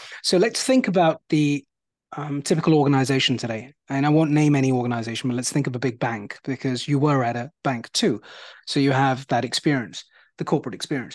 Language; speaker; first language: English; native; English